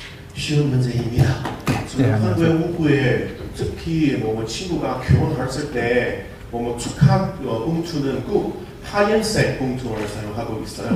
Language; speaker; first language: Korean; non-native, learner; Chinese